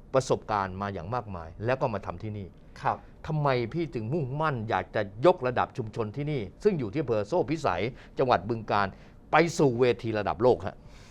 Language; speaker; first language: Thai; native; Thai